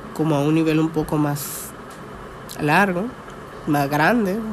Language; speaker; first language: Spanish; early bilingual, heritage; Spanish